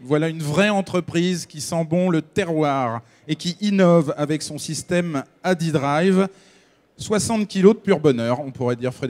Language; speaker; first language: French; native; French